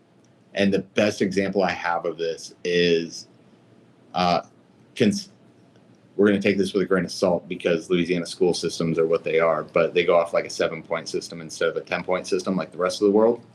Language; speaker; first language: English; native; English